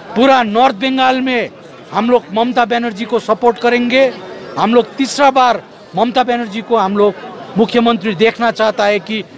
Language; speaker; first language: Hindi; non-native, local second language; Nepali